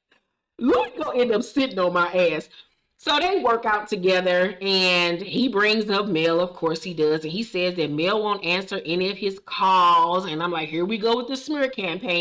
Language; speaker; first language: English; native; English